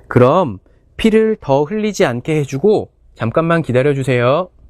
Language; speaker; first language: Korean; native; Korean